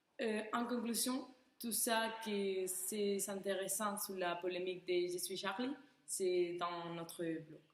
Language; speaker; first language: French; non-native, learner; Spanish